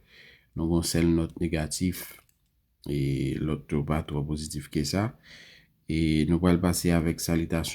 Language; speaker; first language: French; non-native, learner; Haitian Creole